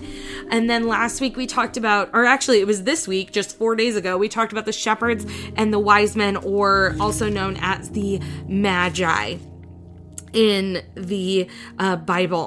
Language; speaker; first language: English; native; English